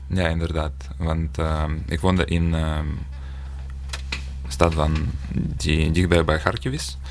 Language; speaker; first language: Dutch; non-native, learner; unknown